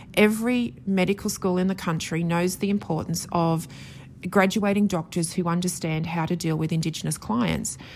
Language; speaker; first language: English; native; English